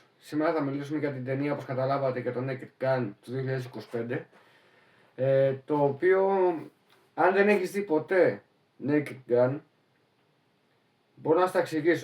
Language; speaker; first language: Greek; native; Greek